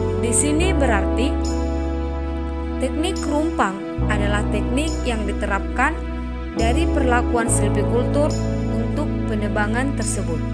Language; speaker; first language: Indonesian; native; Indonesian